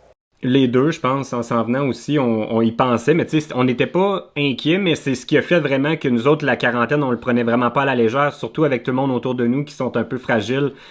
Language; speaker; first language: French; native; French